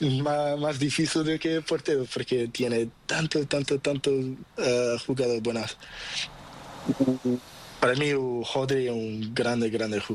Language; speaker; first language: Spanish; non-native, learner; Portuguese